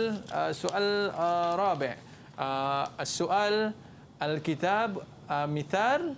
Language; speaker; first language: Arabic; non-native, learner; Malay